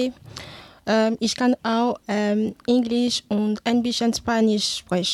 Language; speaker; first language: German; non-native, learner; Ewe